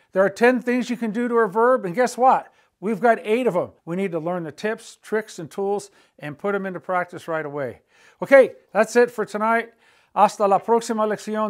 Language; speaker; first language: English; native; English